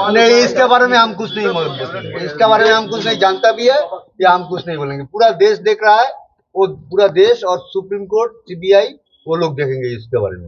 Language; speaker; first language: Hindi; non-native, local second language; Bangla